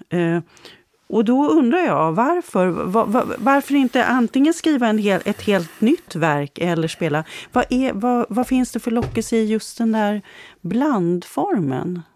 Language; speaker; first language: Swedish; native; Swedish